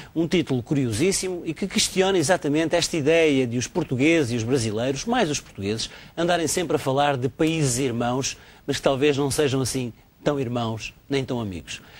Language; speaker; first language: Portuguese; native; Portuguese